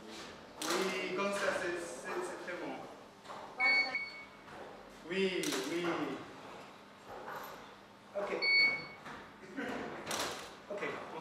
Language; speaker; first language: French; non-native, learner; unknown